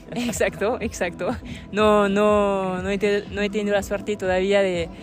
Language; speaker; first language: Spanish; non-native, fluent; French